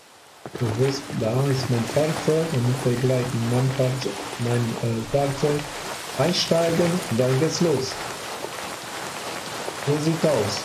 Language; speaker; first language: German; non-native, fluent; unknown